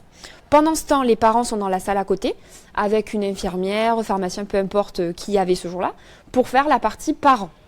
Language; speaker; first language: French; native; French